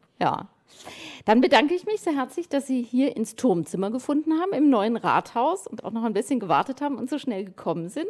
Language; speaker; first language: German; native; German